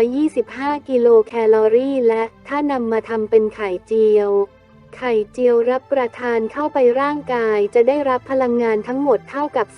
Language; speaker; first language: Thai; native; Thai